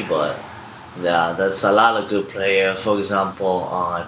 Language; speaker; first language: English; non-native, fluent; Japanese